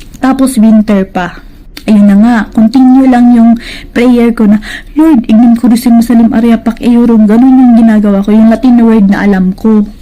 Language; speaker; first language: Filipino; native; Filipino